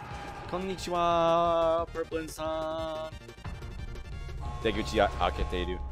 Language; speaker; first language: Japanese; non-native, learner; English